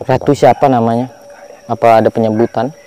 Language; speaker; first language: Indonesian; native; Indonesian